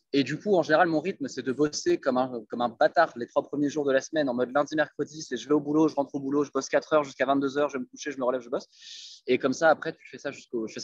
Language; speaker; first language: French; native; French